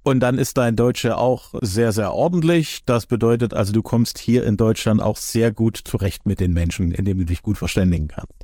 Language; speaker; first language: German; native; German